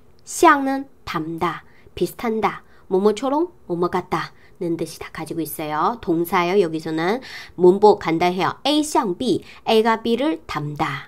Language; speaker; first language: Korean; non-native, fluent; Chinese